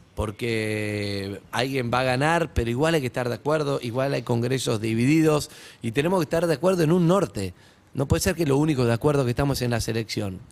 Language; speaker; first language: Spanish; native; Spanish